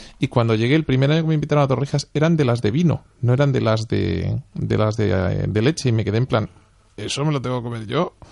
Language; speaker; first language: Spanish; native; Spanish